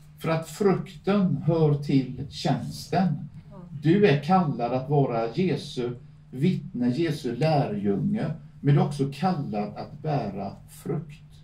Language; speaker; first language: Swedish; native; Swedish